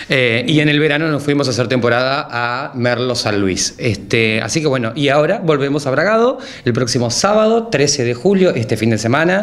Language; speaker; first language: Spanish; native; Spanish